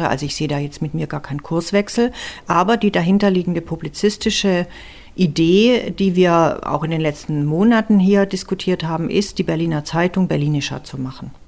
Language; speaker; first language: German; native; German